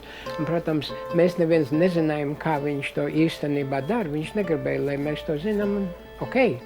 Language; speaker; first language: Latvian; early bilingual, heritage; Latvian